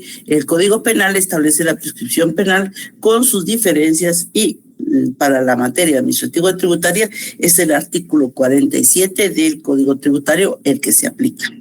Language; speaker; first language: Spanish; native; Spanish